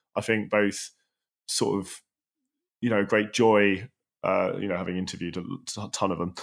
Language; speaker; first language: English; native; English